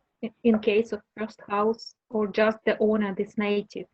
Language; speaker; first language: English; non-native, learner; Russian